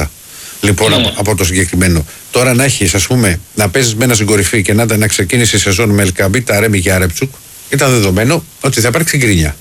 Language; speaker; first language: Greek; native; Greek